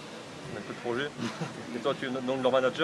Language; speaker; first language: French; native; French